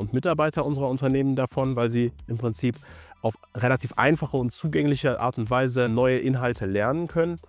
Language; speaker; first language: German; native; German